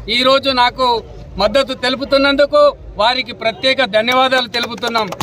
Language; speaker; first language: Telugu; non-native, local second language; Gondi